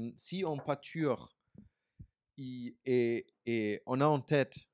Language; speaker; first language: French; non-native, fluent; German